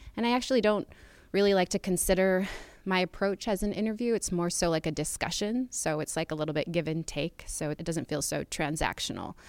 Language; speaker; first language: English; native; English